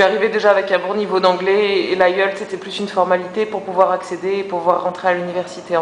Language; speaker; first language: French; native; French